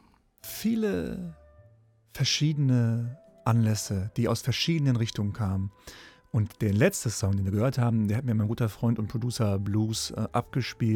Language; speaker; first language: German; native; German